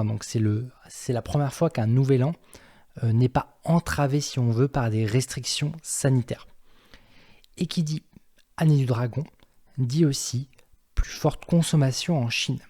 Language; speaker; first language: French; native; French